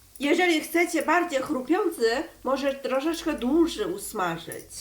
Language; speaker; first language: Polish; non-native, learner; Chinese